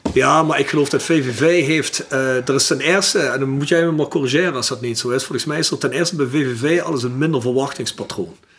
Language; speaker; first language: Dutch; native; Dutch